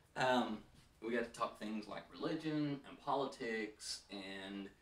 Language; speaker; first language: English; native; English